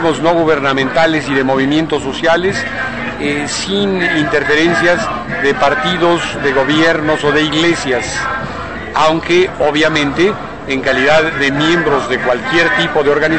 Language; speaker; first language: Spanish; native; Spanish